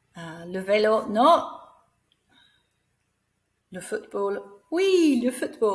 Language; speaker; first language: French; non-native, fluent; English